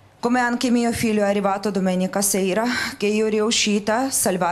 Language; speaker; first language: Italian; non-native, learner; Ukrainian